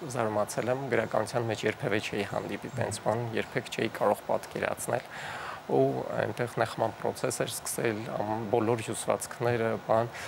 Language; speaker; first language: Armenian; native; Armenian